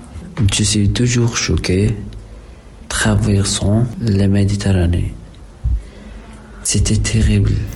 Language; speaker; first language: French; non-native, learner; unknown